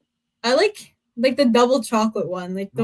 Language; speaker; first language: English; native; English